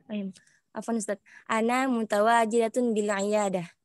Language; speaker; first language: Arabic; non-native, learner; Indonesian